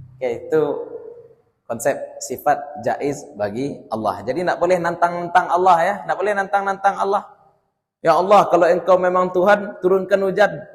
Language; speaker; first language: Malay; non-native, local second language; Minangkabau